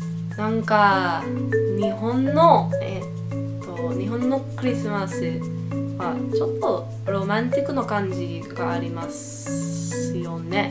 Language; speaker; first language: Japanese; non-native, learner; English